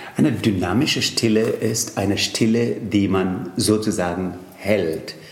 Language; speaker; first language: German; non-native, fluent; Tamil